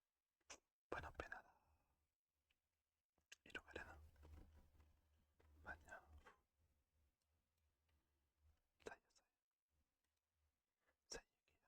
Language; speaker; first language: Basque; non-native, learner; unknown